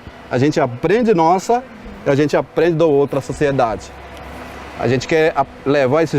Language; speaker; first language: Portuguese; non-native, local second language; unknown